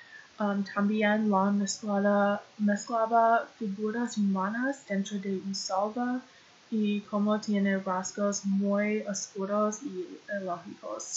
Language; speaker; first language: Spanish; non-native, learner; English